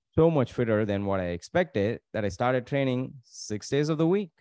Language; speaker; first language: English; non-native, local second language; Tamil